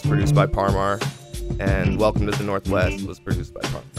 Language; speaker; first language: English; native; English